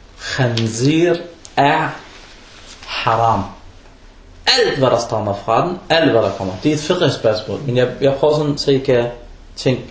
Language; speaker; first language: Danish; non-native, fluent; Arabic